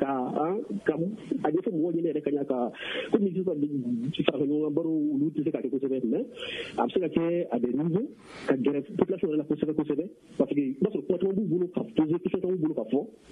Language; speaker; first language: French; non-native, local second language; Bambara